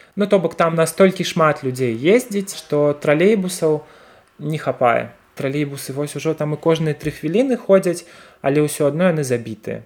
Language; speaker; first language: Belarusian; non-native, local second language; Russian